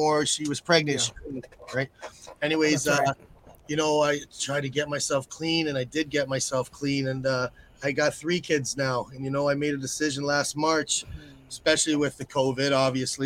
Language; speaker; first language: English; native; English